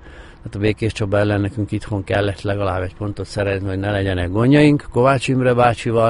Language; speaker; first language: Hungarian; native; Hungarian